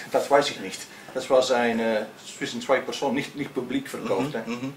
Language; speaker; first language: German; non-native, learner; Dutch